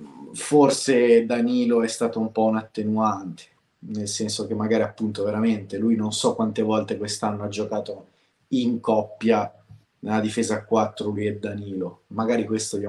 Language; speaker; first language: Italian; native; Italian